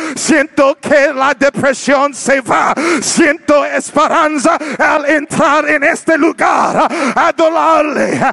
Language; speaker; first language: Spanish; non-native, learner; English